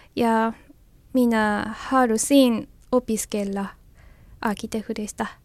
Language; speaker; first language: Finnish; non-native, learner; Japanese